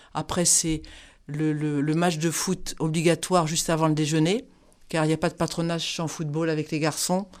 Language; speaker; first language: French; native; French